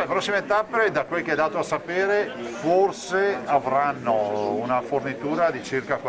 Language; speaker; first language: Italian; native; Italian